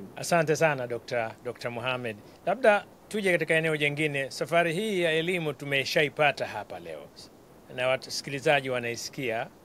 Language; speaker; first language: Swahili; native; Swahili